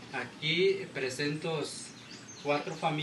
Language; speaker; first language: Spanish; non-native, local second language; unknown